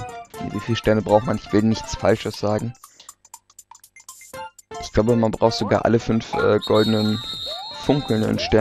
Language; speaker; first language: German; native; German